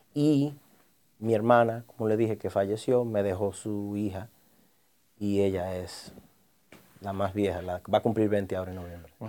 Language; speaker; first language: Spanish; early bilingual, heritage; Spanish